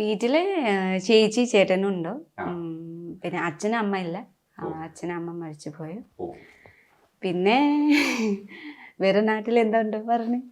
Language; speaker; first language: Malayalam; non-native, learner; Nepali